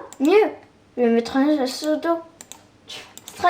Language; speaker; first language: French; native; French